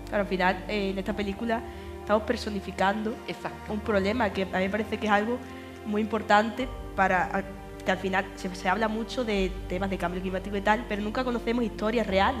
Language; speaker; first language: Spanish; native; Spanish